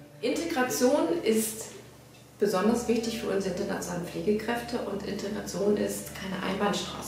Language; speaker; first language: German; native; German